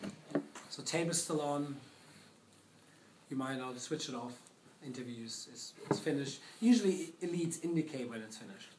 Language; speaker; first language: English; non-native, fluent; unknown